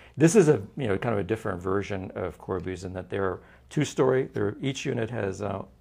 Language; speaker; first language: English; non-native, fluent; Turkish